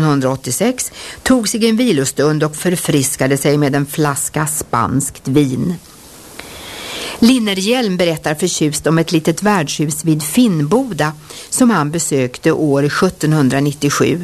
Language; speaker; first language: Swedish; native; Swedish